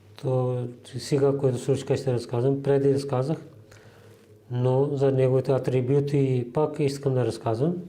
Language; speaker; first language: Bulgarian; non-native, learner; Urdu